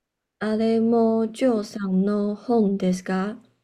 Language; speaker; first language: Japanese; non-native, learner; Chinese